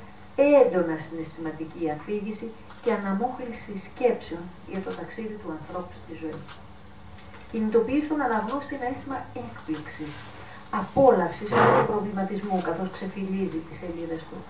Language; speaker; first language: Greek; native; Greek